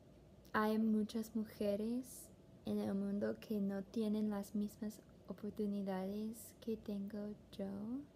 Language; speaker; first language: Spanish; non-native, fluent; English